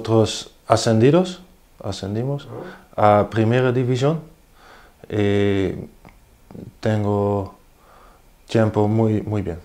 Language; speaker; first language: Spanish; non-native, learner; Dutch